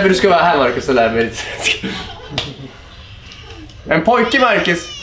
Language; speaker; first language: Swedish; native; Swedish